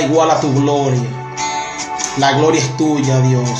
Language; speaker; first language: Spanish; native; Spanish